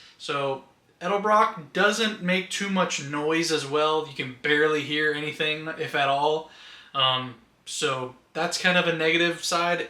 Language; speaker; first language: English; native; English